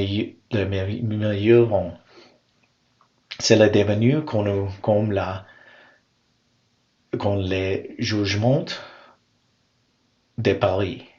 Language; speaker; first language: French; non-native, learner; English